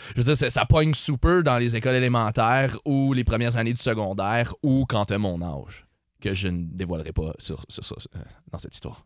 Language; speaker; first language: French; native; French